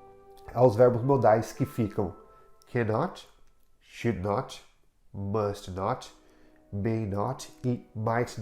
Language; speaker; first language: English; non-native, fluent; Portuguese